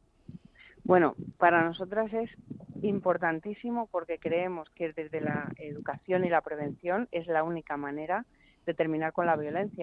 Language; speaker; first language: Spanish; native; Spanish